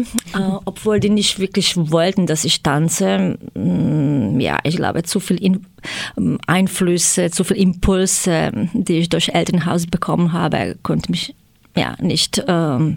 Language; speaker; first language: German; non-native, fluent; Croatian